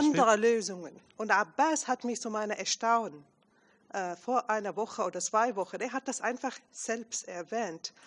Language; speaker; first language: German; non-native, fluent; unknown